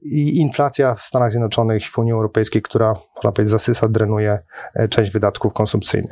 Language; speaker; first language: Polish; native; Polish